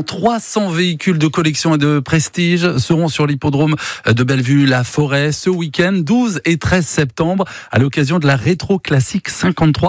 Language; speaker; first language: French; native; French